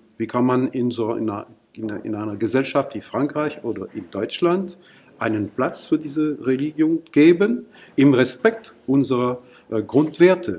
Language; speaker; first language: German; non-native, fluent; French